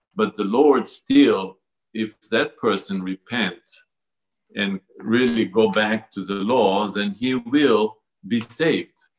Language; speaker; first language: English; non-native, fluent; Hebrew